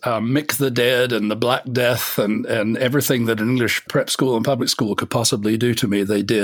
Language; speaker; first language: English; native; English